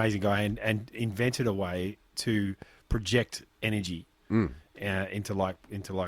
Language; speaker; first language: English; native; English